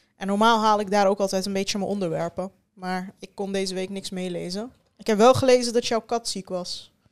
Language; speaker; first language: Dutch; early bilingual, other home language; Turkish